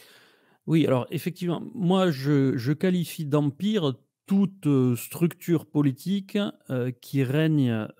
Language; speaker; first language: French; native; French